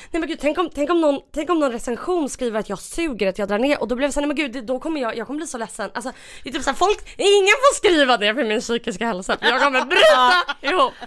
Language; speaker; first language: Swedish; native; Swedish